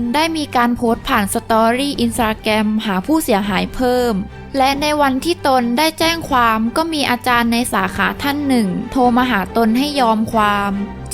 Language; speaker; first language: Thai; native; Thai